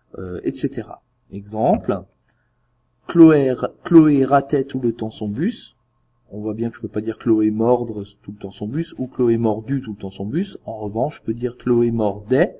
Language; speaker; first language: French; native; French